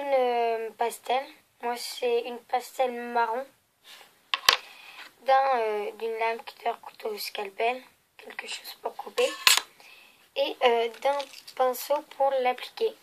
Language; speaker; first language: French; native; French